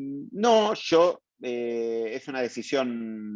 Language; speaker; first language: Spanish; native; Spanish